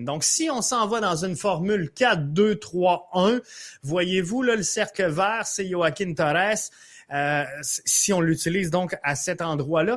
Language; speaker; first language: French; native; French